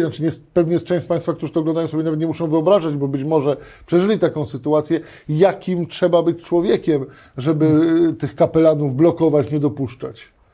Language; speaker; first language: Polish; native; Polish